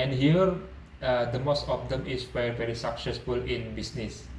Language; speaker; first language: English; non-native, learner; Indonesian